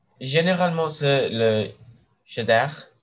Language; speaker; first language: French; non-native, learner; English